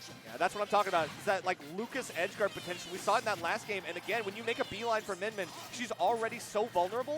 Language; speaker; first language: English; native; English